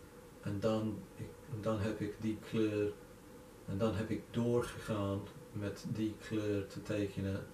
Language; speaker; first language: Dutch; non-native, fluent; English